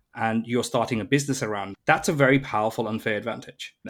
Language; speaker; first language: English; native; English